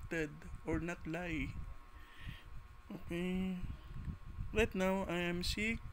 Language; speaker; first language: English; non-native, learner; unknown